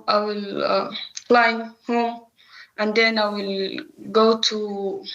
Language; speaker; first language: English; non-native, local second language; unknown